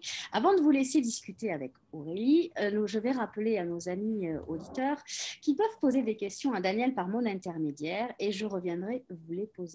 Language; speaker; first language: French; native; French